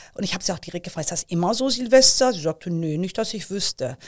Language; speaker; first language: German; early bilingual, other home language; Persian